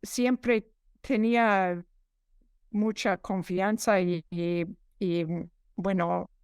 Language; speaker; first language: Spanish; non-native, fluent; English